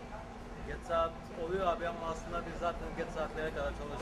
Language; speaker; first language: Turkish; early bilingual, heritage; Turkish